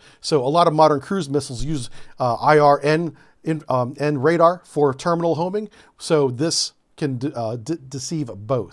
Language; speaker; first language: English; native; English